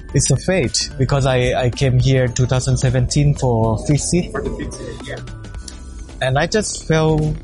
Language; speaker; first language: English; non-native, fluent; Thai